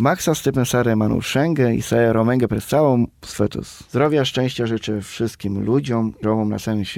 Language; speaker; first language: Polish; non-native, local second language; Romany